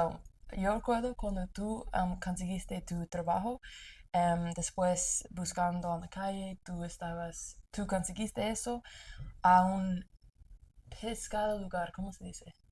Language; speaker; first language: Spanish; non-native, learner; English